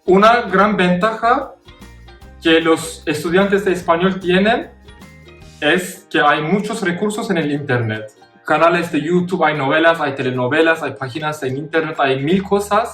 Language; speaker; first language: Spanish; non-native, fluent; Turkish